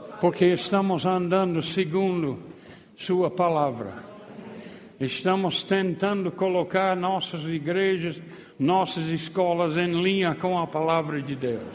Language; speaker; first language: Portuguese; non-native, fluent; English